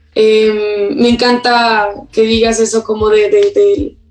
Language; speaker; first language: Spanish; native; Spanish